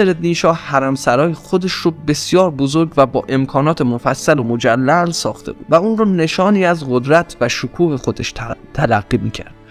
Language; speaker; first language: Persian; non-native, local second language; Azerbaijani